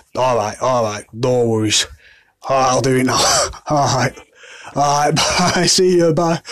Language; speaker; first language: English; native; English